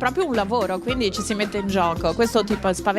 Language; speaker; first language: Italian; native; Italian